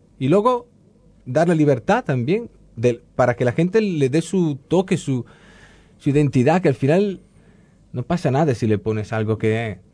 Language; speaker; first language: Spanish; non-native, fluent; Italian